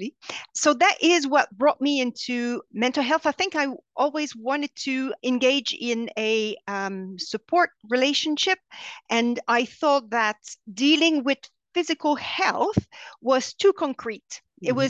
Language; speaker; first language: English; non-native, fluent; French